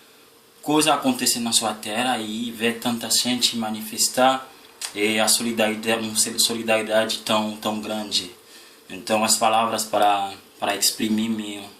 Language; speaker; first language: Portuguese; non-native, learner; Haitian Creole